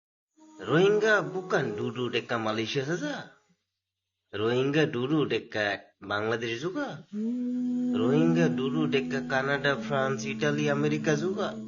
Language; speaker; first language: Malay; non-native, fluent; Rohingya